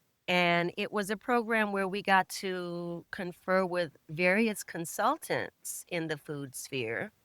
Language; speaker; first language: English; native; English